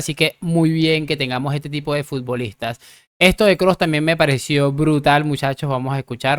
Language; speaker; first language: Spanish; native; Spanish